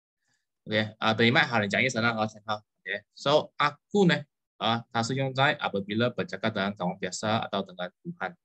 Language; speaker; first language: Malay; non-native, local second language; Chinese